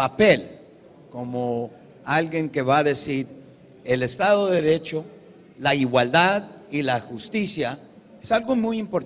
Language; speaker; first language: Spanish; early bilingual, heritage; English